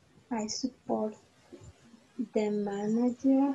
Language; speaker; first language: English; non-native, learner; Spanish